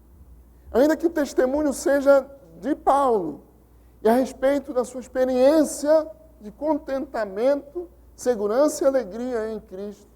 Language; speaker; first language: Portuguese; native; Portuguese